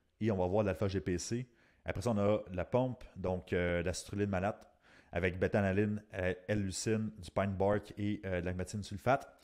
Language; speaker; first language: French; native; French